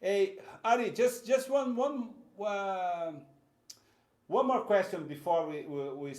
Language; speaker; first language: English; non-native, fluent; Portuguese